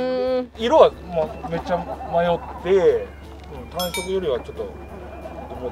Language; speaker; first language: Japanese; native; Japanese